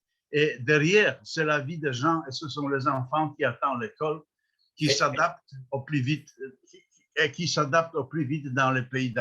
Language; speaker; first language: French; non-native, fluent; Polish